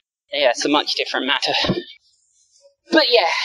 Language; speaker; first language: English; native; English